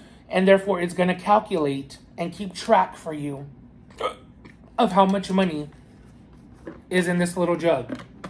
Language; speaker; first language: English; native; English